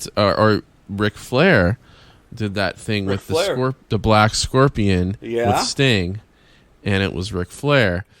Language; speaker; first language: English; native; English